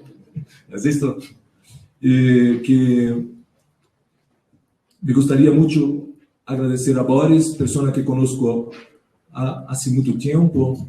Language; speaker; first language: Spanish; non-native, learner; Portuguese